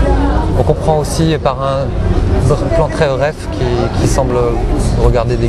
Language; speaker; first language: French; native; French